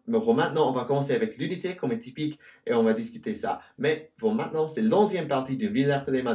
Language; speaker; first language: French; non-native, learner; English